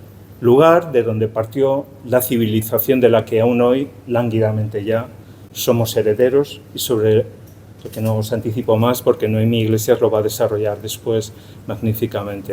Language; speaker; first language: Spanish; native; Spanish